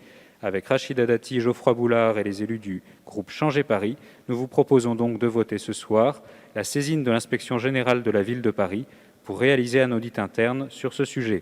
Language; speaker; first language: French; native; French